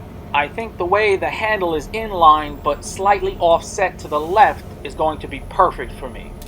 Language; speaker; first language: English; native; English